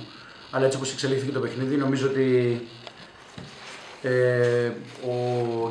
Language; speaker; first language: Greek; native; Greek